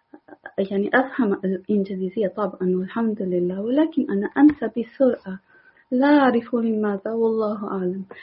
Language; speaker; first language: Arabic; non-native, learner; English